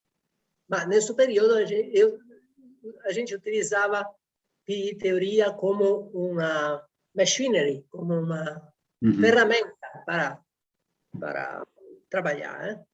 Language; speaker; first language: Portuguese; non-native, fluent; Italian